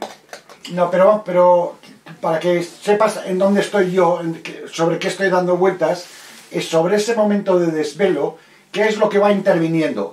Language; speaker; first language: Spanish; native; Spanish